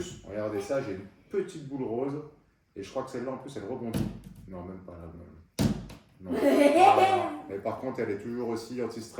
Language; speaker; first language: French; native; French